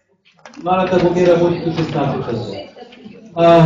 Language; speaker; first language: Russian; non-native, learner; German